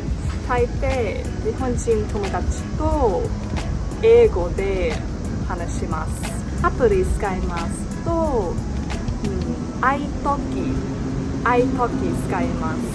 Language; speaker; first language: Japanese; non-native, learner; English